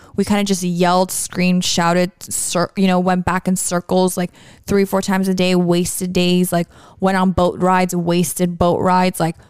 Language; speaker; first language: English; native; English